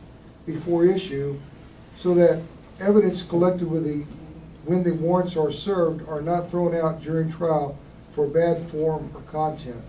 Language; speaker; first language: English; native; English